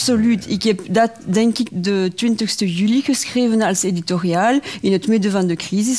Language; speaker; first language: Dutch; non-native, local second language; French